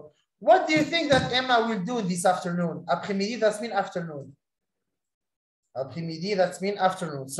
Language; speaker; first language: English; non-native, fluent; Arabic